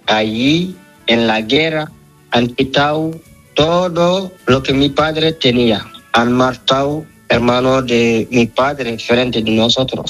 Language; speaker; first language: Spanish; non-native, learner; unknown